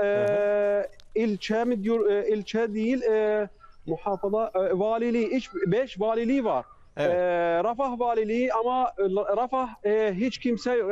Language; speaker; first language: Turkish; non-native, fluent; Arabic